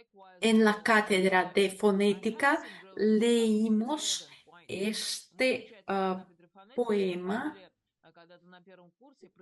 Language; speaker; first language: Spanish; non-native, fluent; Russian